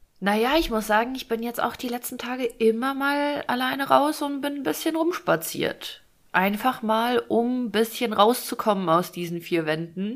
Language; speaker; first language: German; early bilingual, other home language; Russian